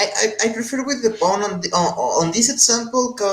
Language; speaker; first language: English; non-native, learner; Spanish